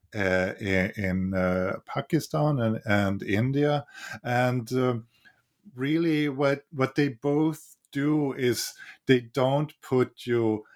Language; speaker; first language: English; non-native, fluent; Swedish